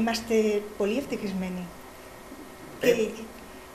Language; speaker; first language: Greek; non-native, learner; Spanish